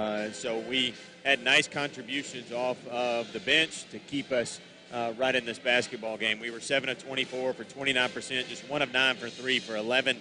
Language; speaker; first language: English; native; English